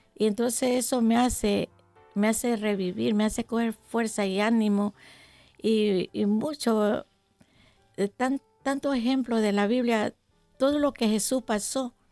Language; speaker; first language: Spanish; native; Spanish